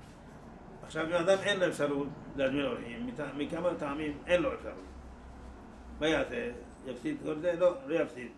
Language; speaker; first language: Hebrew; non-native, fluent; Persian